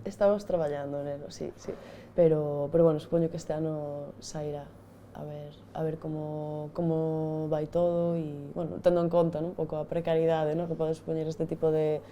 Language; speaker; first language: Galician; native; Galician